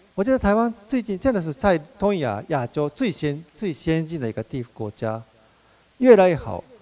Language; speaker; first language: Chinese; non-native, fluent; Japanese